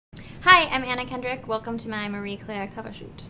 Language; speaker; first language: English; native; English